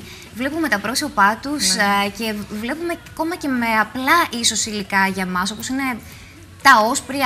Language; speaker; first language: Greek; native; Greek